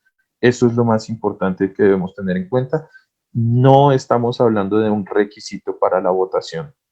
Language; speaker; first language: Spanish; native; Spanish